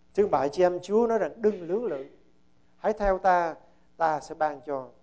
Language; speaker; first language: Vietnamese; early bilingual, heritage; Vietnamese